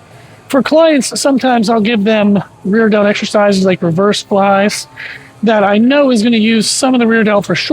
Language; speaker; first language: English; native; English